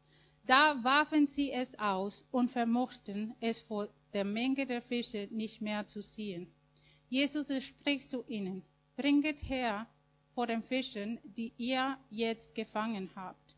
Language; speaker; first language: German; non-native, fluent; Spanish